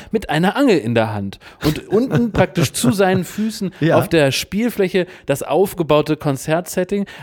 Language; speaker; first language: German; native; German